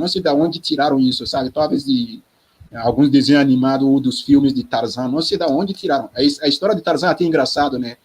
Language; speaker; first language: Portuguese; non-native, fluent; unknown